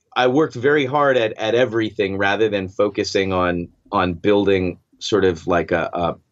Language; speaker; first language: English; native; English